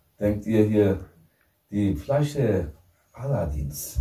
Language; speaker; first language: German; non-native, fluent; Turkish